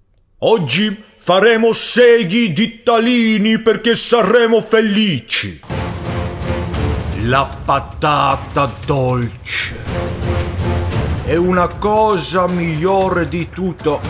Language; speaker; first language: Italian; non-native, learner; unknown